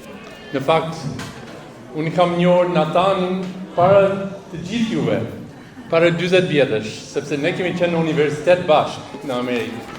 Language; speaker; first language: Albanian; non-native, fluent; English